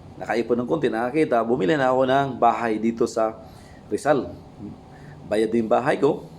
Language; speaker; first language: Filipino; non-native, local second language; Cebuano